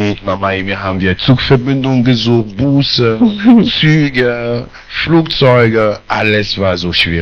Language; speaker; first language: German; non-native, fluent; French